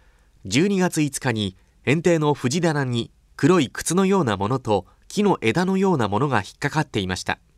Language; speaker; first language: Japanese; native; Japanese